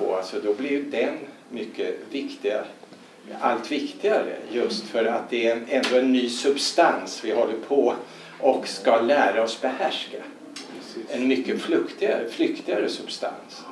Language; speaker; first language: Swedish; native; Swedish